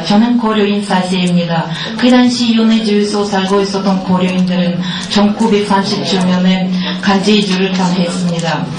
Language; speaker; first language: Korean; non-native, learner; Russian